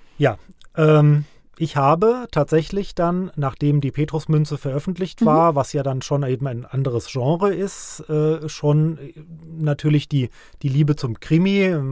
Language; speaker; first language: German; native; German